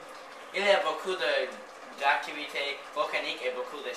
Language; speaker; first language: French; non-native, learner; English